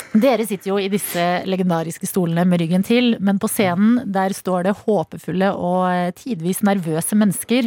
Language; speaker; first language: Norwegian; native; Norwegian